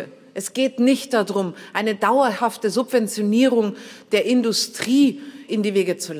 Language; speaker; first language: German; native; German